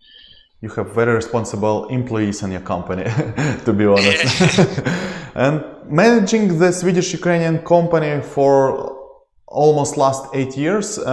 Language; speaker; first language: English; non-native, learner; Ukrainian